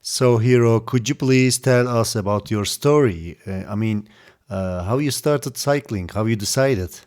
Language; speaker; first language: English; non-native, fluent; Turkish